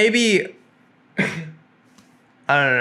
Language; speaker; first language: English; native; English